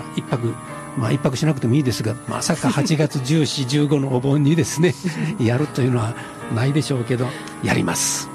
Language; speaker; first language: Japanese; native; Japanese